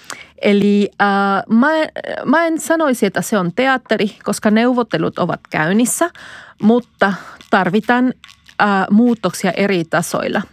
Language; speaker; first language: Finnish; non-native, fluent; Spanish